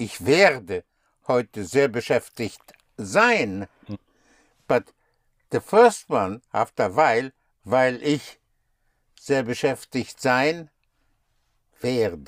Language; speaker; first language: German; non-native, learner; English